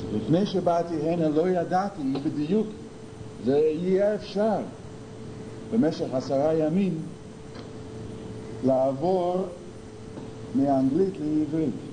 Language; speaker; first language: Hebrew; non-native, fluent; English